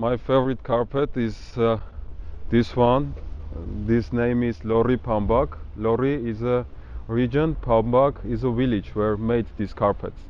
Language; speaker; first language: English; non-native, learner; Armenian